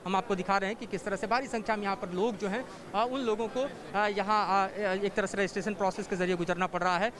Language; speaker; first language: Hindi; native; Hindi